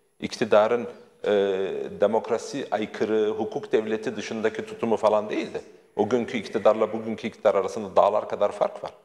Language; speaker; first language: Turkish; early bilingual, heritage; Turkish